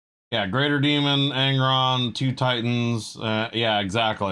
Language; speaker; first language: English; native; English